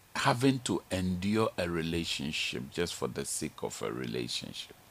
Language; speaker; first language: English; non-native, local second language; Ga